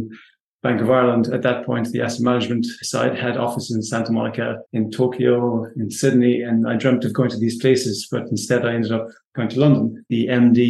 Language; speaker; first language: English; native; English